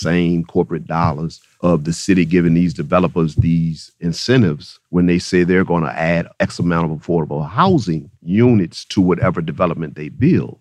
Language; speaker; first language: English; native; English